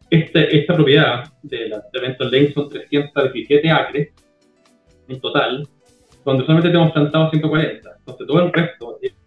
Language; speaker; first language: Spanish; native; Spanish